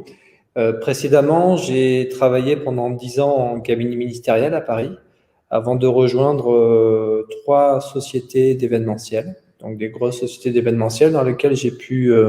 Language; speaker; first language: French; native; French